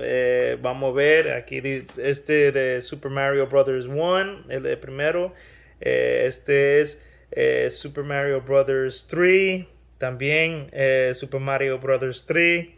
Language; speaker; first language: Spanish; early bilingual, heritage; Spanish